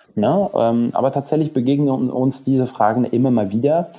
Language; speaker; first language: German; non-native, fluent; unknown